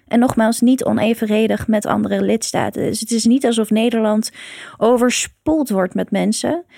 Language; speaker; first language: Dutch; early bilingual, other home language; Persian